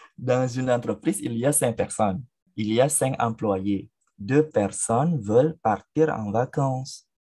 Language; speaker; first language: French; non-native, fluent; Indonesian